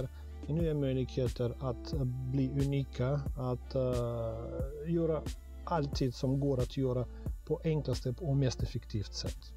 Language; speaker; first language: Swedish; non-native, fluent; Russian